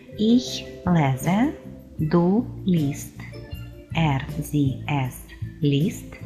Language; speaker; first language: German; non-native, fluent; Ukrainian